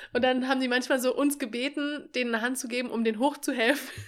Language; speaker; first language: German; native; German